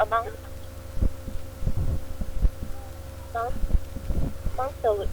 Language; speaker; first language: English; non-native, learner; Chinese